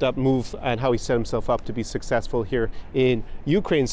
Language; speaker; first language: English; native; English